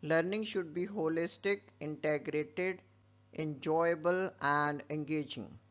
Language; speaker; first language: English; non-native, local second language; Punjabi